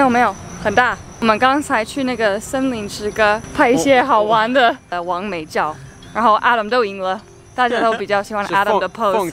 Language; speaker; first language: Chinese; non-native, fluent; English